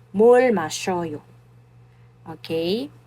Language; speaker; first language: Korean; non-native, fluent; Filipino